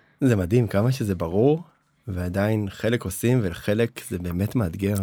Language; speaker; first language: Hebrew; native; Hebrew